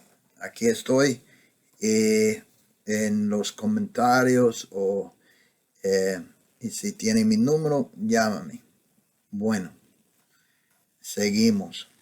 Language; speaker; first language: Spanish; non-native, fluent; English